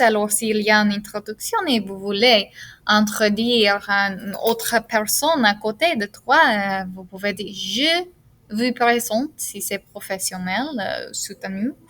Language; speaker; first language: French; non-native, fluent; English